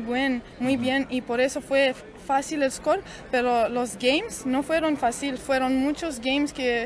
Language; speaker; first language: Spanish; non-native, learner; Romanian